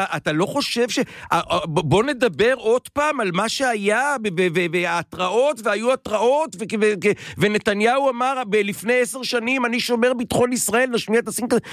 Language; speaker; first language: Hebrew; native; Hebrew